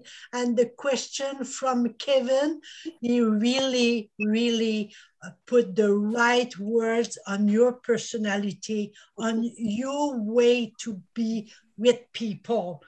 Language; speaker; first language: English; non-native, local second language; French